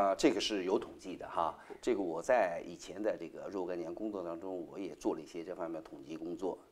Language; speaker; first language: Chinese; native; Chinese